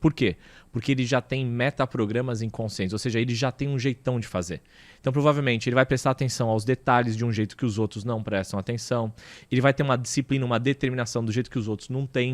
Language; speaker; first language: Portuguese; native; Portuguese